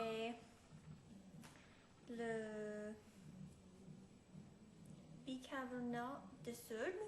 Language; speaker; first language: French; non-native, learner; English